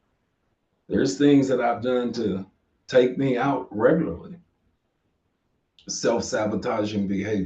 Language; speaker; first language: English; native; English